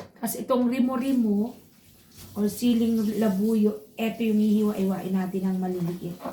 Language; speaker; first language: Filipino; non-native, local second language; Bikol